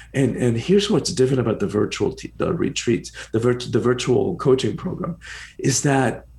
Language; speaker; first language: English; early bilingual, other home language; Spanish